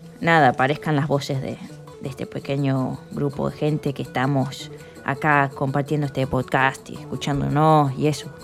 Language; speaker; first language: Spanish; native; Spanish